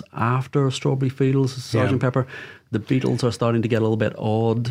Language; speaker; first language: English; native; English